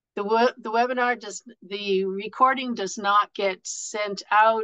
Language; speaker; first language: English; native; English